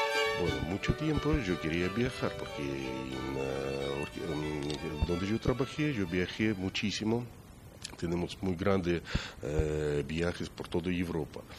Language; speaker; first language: Spanish; non-native, learner; Georgian